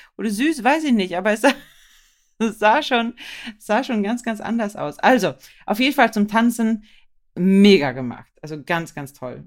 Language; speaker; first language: German; non-native, fluent; Swedish